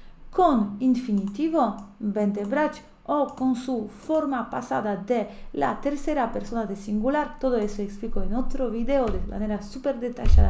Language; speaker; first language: Spanish; non-native, fluent; Polish